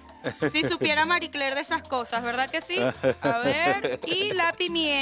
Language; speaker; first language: Spanish; native; Spanish